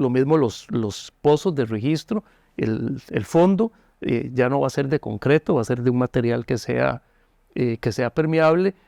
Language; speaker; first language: Spanish; native; Spanish